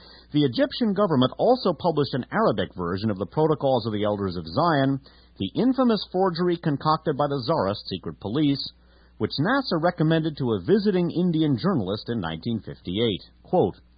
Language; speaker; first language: English; native; English